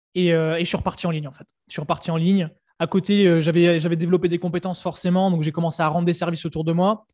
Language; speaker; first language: French; native; French